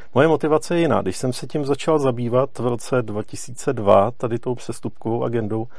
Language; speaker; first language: Czech; native; Czech